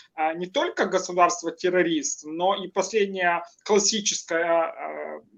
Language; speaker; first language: Russian; non-native, local second language; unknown